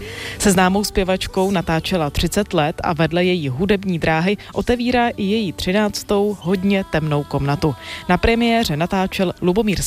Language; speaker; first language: Czech; native; Czech